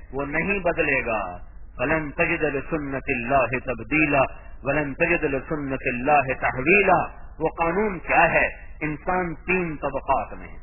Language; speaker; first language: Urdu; non-native, local second language; Punjabi